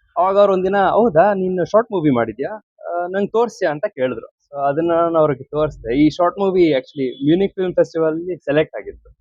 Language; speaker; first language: Kannada; early bilingual, heritage; Kannada